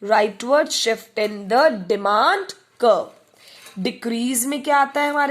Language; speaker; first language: Hindi; native; Hindi